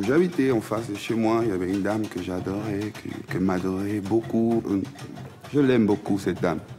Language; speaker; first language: French; non-native, fluent; Spanish